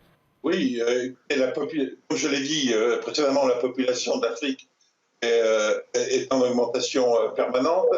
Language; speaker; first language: French; native; French